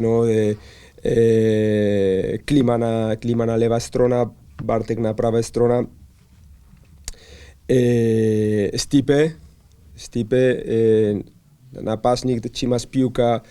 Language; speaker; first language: Polish; non-native, learner; Spanish